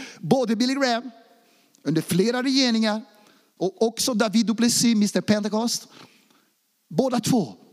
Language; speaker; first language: Swedish; non-native, fluent; Portuguese